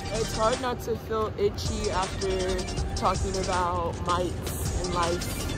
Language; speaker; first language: English; native; English